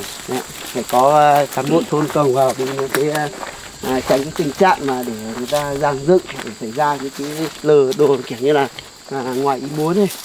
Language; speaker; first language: Vietnamese; native; Vietnamese